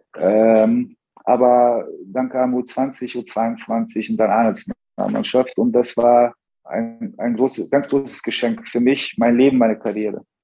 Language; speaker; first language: German; early bilingual, other home language; Serbian